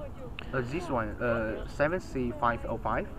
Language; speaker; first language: English; non-native, learner; Chinese